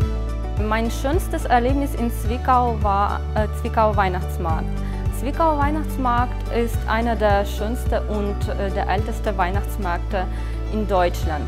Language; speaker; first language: German; non-native, fluent; Ukrainian